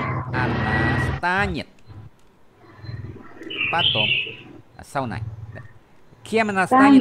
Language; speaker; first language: Russian; non-native, fluent; Vietnamese